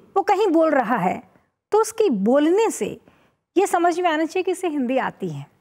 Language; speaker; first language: Hindi; native; Hindi